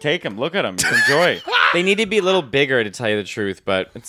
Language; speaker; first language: English; native; English